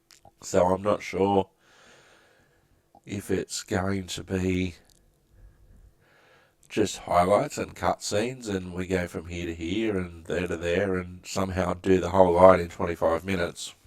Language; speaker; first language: English; native; English